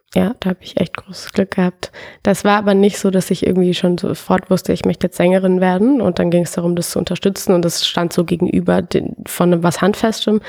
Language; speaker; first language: German; native; German